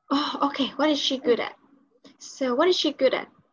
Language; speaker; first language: English; non-native, learner; Vietnamese